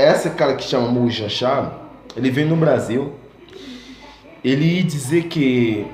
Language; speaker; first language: Portuguese; non-native, fluent; Haitian Creole